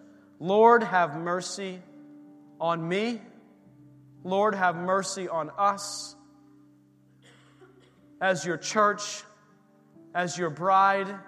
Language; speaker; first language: English; native; English